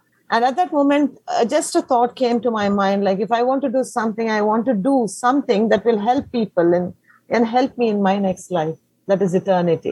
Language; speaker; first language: English; non-native, local second language; Konkani